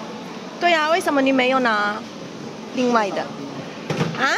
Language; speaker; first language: Chinese; non-native, fluent; Filipino